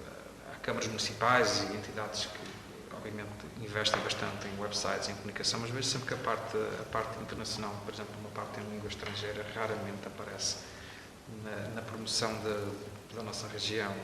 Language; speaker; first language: Portuguese; native; Portuguese